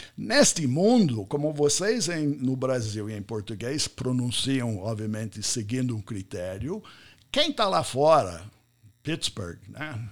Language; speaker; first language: Portuguese; non-native, fluent; English